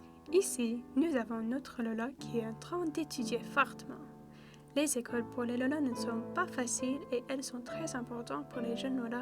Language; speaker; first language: French; non-native, learner; English